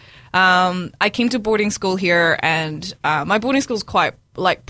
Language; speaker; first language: English; native; English